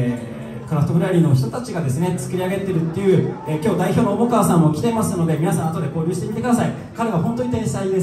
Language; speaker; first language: Japanese; native; Japanese